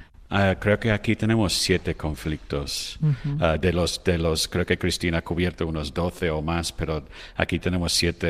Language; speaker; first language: Spanish; non-native, fluent; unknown